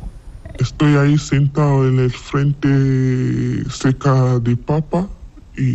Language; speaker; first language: Spanish; non-native, learner; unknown